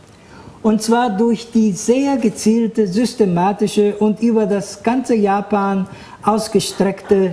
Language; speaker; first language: German; non-native, fluent; Japanese